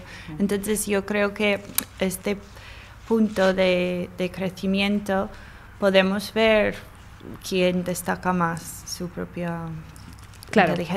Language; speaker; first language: Spanish; non-native, fluent; English